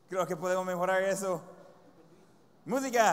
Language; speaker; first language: Spanish; non-native, fluent; English